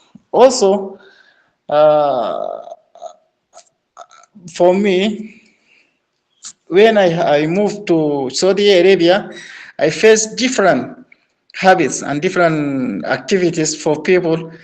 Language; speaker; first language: English; non-native, learner; Arabic